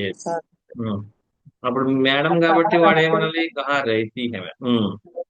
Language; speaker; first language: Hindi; non-native, local second language; Telugu